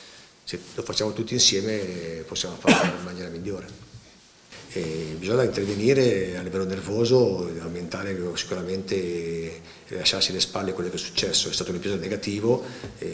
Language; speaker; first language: Italian; native; Italian